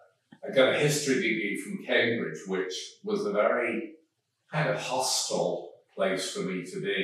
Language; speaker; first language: English; native; English